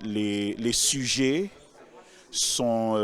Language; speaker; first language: French; non-native, local second language; English